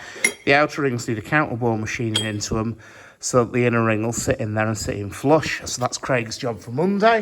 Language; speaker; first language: English; native; English